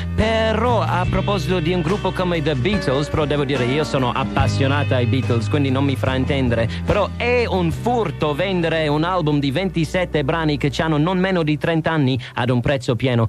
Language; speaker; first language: Italian; non-native, fluent; English